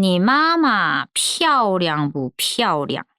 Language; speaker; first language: Chinese; non-native, fluent; Korean